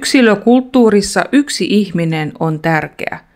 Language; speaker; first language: Finnish; non-native, fluent; Russian